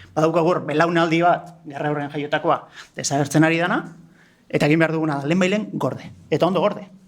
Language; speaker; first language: Basque; native; Basque